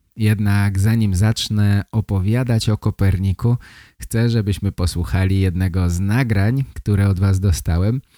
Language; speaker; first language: Polish; native; Polish